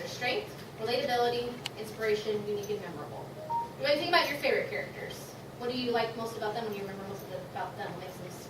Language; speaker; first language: English; native; English